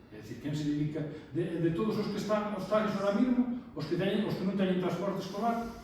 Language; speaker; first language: Galician; native; Galician